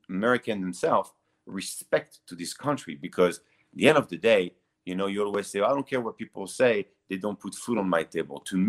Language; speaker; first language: English; non-native, fluent; French